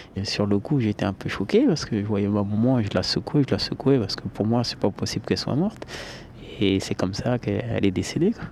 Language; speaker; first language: French; early bilingual, other home language; Amharic